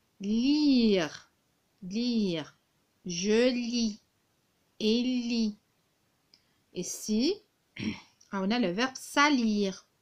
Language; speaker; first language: French; non-native, local second language; Arabic